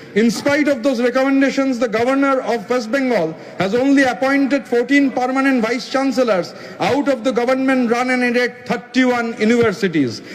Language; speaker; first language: English; non-native, local second language; Bangla